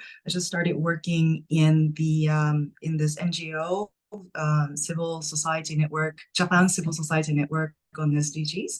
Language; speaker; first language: English; non-native, fluent; Japanese